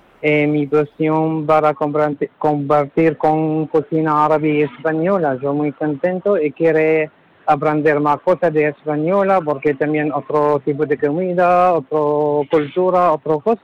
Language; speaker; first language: Spanish; non-native, learner; Arabic